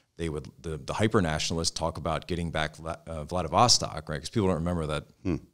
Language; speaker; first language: English; native; English